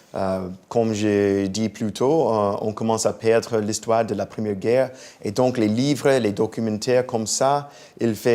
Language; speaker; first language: French; non-native, fluent; English